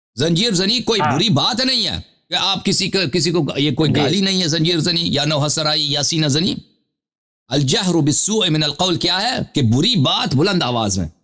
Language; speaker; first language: Urdu; non-native, fluent; Persian